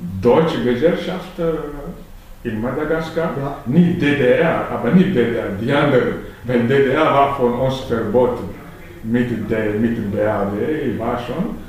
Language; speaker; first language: German; non-native, fluent; Malagasy